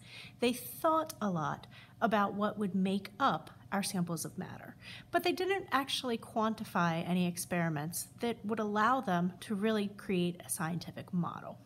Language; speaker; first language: English; native; English